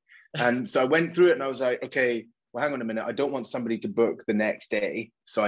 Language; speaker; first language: English; native; English